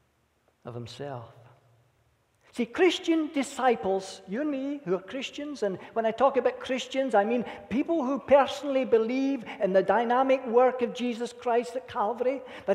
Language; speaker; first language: English; native; English